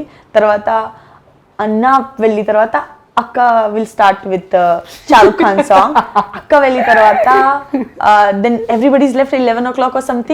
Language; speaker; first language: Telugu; non-native, learner; Gujarati